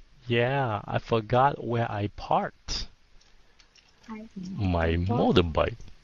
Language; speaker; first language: English; non-native, fluent; Vietnamese